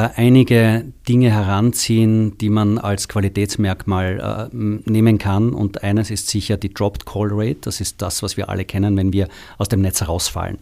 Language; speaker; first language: German; native; German